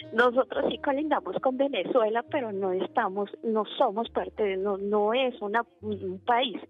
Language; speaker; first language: Spanish; native; Spanish